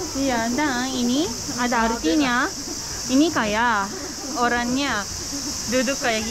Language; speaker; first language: Indonesian; non-native, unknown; Japanese